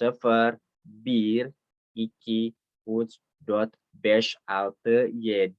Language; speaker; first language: Turkish; non-native, learner; Indonesian